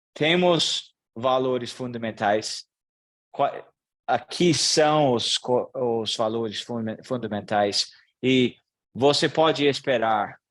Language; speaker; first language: Portuguese; non-native, learner; English